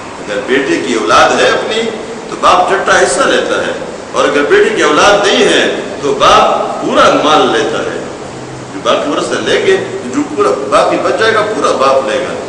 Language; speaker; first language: Urdu; non-native, local second language; Pashto